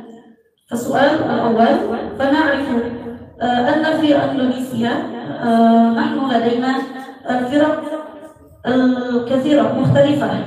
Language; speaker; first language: Arabic; non-native, fluent; Indonesian